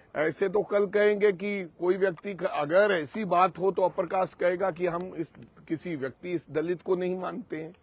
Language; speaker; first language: Hindi; non-native, local second language; Punjabi